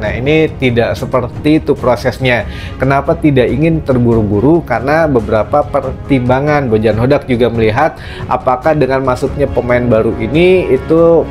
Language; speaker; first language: Indonesian; native; Indonesian